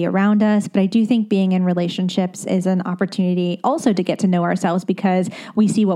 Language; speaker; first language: English; native; English